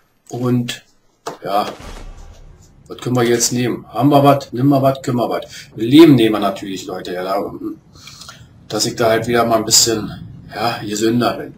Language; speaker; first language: German; native; German